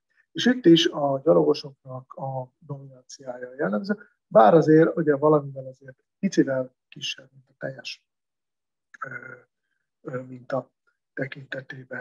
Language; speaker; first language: Hungarian; native; Hungarian